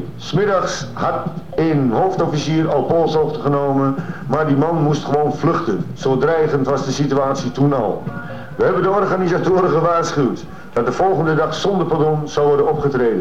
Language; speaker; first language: Dutch; native; Dutch